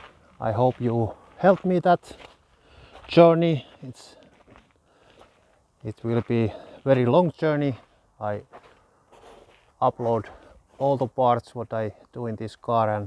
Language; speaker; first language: English; non-native, learner; Finnish